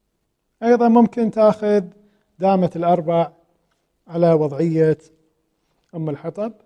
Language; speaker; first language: Arabic; native; Arabic